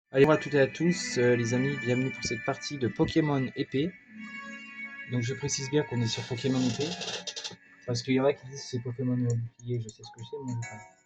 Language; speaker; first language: French; native; French